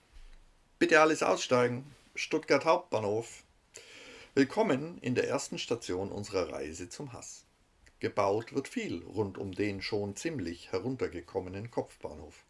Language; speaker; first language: German; native; German